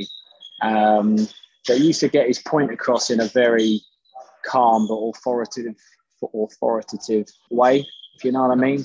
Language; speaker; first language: English; native; English